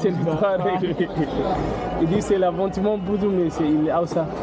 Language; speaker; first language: French; non-native, learner; English